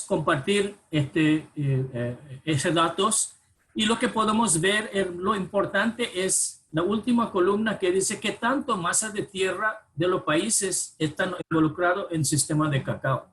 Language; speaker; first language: Spanish; non-native, fluent; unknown